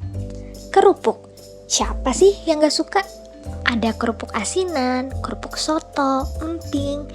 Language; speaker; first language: Indonesian; native; Indonesian